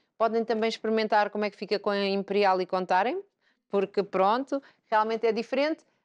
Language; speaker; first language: Portuguese; native; Portuguese